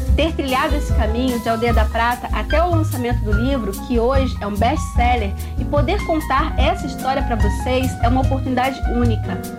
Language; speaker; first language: Portuguese; native; Portuguese